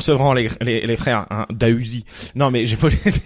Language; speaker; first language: French; native; French